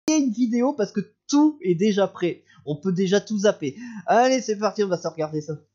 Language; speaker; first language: French; native; French